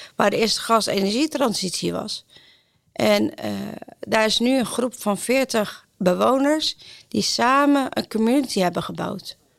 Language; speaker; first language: Dutch; non-native, fluent; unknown